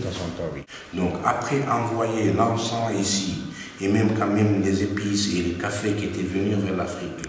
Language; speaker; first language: French; non-native, fluent; Arabic